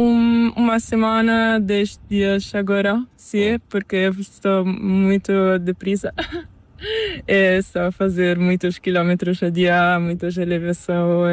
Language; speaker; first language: Spanish; non-native, learner; Italian